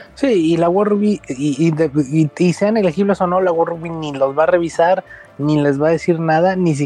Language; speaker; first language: Spanish; native; Spanish